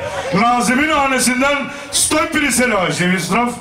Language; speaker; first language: Bulgarian; non-native, local second language; Turkish